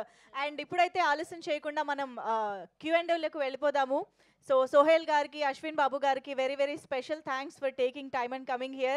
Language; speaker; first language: Telugu; native; Telugu